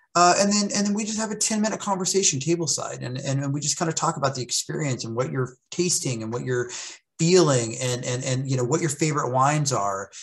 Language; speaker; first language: English; native; English